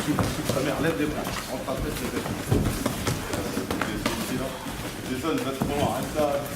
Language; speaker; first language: French; native; French